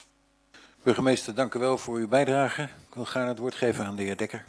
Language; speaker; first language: Dutch; native; Dutch